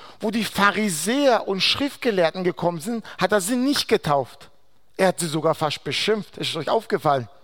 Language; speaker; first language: German; non-native, fluent; Aramaic